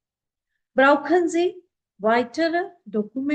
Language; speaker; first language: German; non-native, fluent; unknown